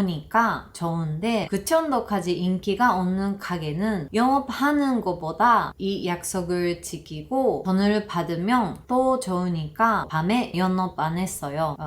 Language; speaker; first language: Korean; non-native, learner; Japanese